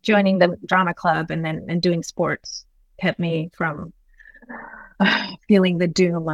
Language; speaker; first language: English; non-native, fluent; Spanish